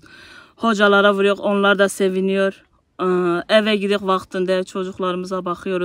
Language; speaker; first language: Turkish; non-native, local second language; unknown